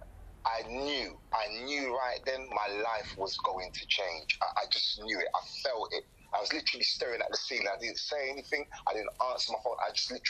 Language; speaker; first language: English; native; English